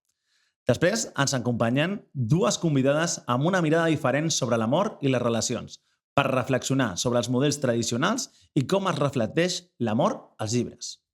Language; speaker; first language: Catalan; native; Catalan